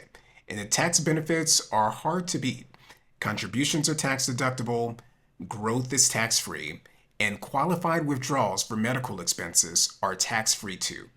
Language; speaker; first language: English; native; English